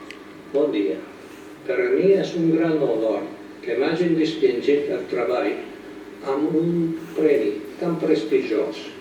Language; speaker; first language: Catalan; non-native, fluent; Japanese